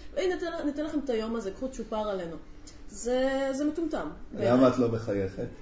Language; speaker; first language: Hebrew; native; Hebrew